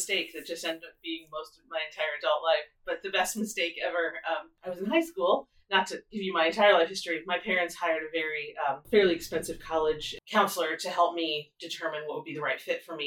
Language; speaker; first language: English; native; English